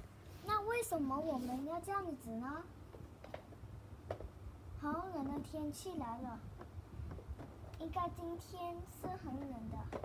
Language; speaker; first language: Chinese; non-native, learner; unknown